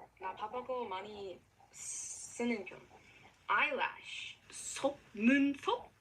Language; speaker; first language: Korean; non-native, learner; English